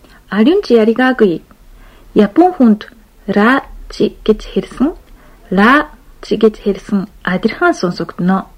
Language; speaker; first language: Mongolian; non-native, fluent; Japanese